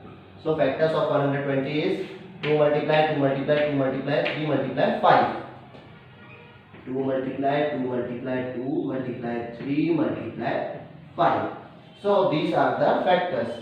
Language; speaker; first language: English; non-native, local second language; Hindi